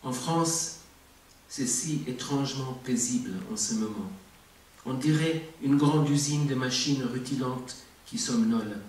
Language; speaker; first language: French; non-native, fluent; English